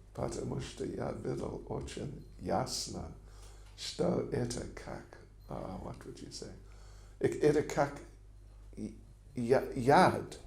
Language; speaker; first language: Russian; non-native, learner; English